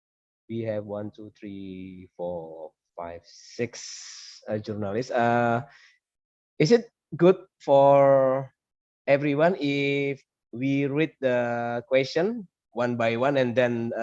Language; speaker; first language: English; non-native, learner; Indonesian